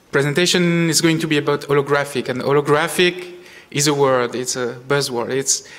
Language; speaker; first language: English; non-native, fluent; French